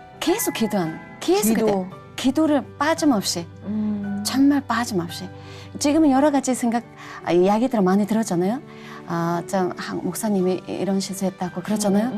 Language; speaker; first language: Korean; non-native, fluent; Mongolian